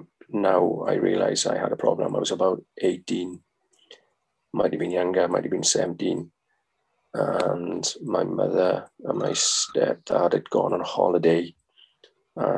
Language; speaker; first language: English; native; English